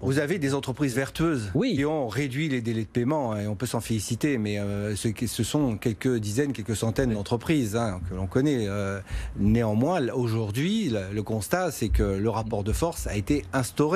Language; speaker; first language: French; native; French